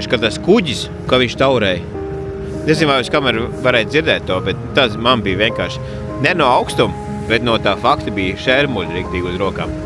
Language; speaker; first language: Latvian; native; Latvian